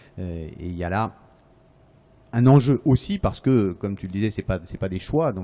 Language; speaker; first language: French; native; French